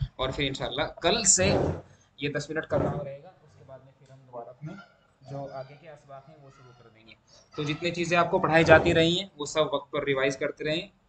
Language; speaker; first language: Hindi; native; Hindi